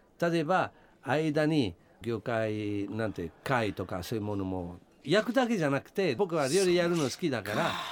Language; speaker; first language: Japanese; non-native, fluent; Italian